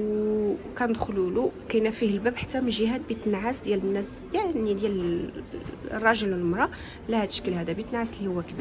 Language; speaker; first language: Arabic; native; Arabic